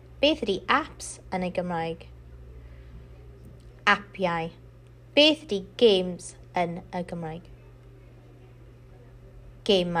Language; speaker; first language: Welsh; non-native, local second language; English